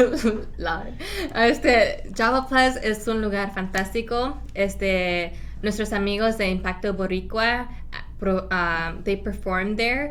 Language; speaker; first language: Spanish; early bilingual, heritage; Spanish